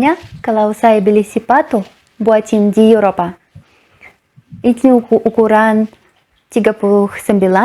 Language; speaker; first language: Indonesian; non-native, fluent; Russian